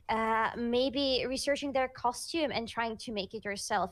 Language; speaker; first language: English; non-native, fluent; Russian